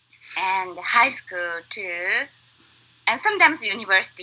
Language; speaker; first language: English; non-native, learner; Japanese